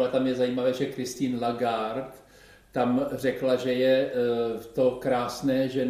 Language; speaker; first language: Czech; native; Czech